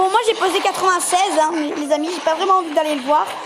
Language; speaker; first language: French; native; French